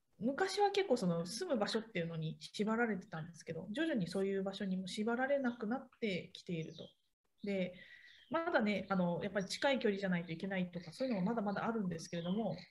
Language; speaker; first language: Japanese; native; Japanese